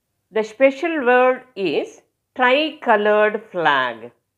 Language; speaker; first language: English; non-native, local second language; Tamil